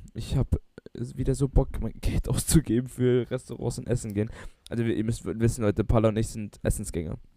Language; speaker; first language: German; native; German